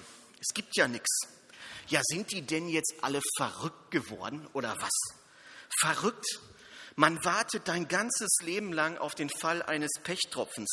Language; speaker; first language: German; native; German